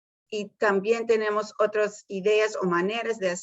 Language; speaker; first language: Spanish; early bilingual, heritage; Spanish